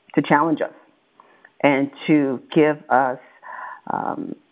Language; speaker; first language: English; native; English